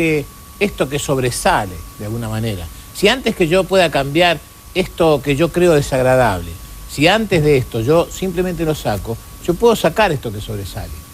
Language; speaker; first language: Spanish; native; Spanish